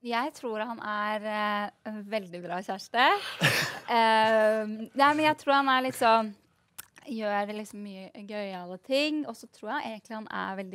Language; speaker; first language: Norwegian; native; Norwegian